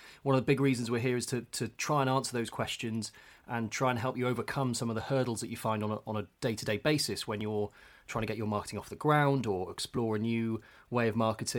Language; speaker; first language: English; native; English